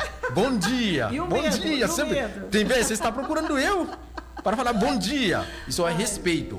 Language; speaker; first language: Portuguese; non-native, local second language; Haitian Creole